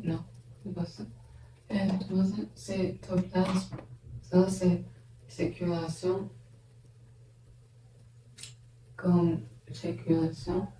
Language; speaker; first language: French; non-native, learner; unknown